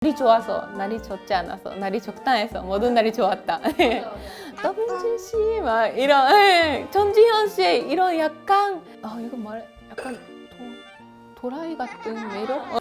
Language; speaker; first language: Korean; non-native, fluent; Japanese